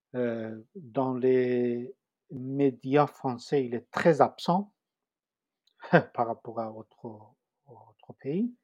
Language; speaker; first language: French; non-native, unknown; Persian